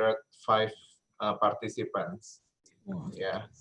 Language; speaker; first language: English; non-native, learner; Indonesian